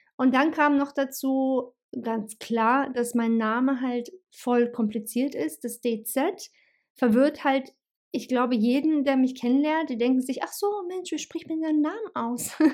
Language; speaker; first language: German; early bilingual, other home language; Bosnian